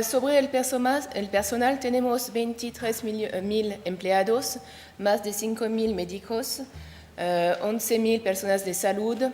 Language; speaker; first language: Spanish; non-native, learner; French